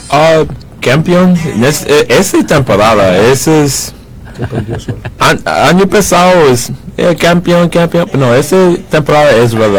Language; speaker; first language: Spanish; non-native, learner; English